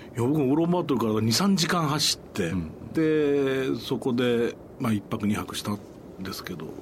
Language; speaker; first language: Japanese; native; Japanese